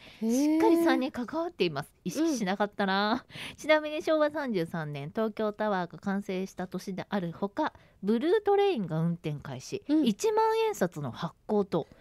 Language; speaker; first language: Japanese; native; Japanese